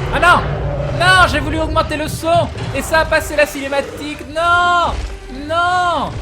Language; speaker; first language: French; native; French